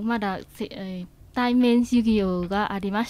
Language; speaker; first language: Japanese; non-native, fluent; Vietnamese